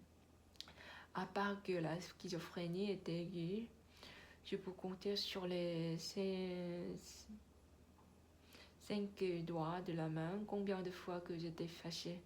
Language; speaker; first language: French; non-native, learner; Korean